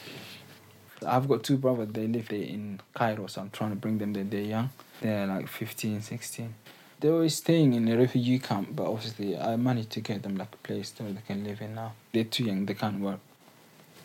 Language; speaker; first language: English; non-native, fluent; Arabic